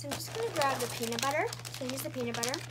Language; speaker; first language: English; native; English